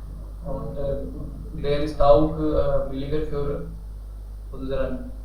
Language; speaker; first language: German; non-native, learner; Hindi